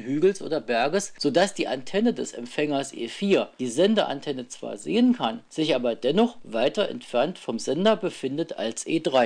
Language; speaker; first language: German; native; German